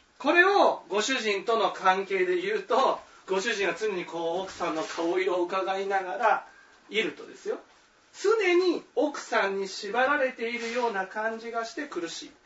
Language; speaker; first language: Japanese; native; Japanese